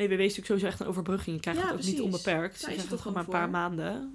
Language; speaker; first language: Dutch; native; Dutch